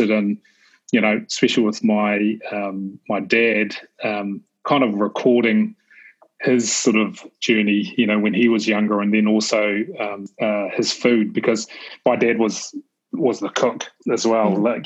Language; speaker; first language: English; native; English